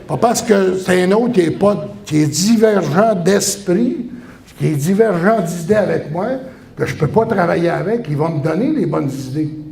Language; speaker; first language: French; native; French